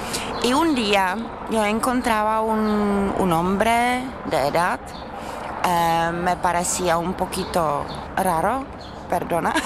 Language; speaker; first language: Spanish; non-native, fluent; Czech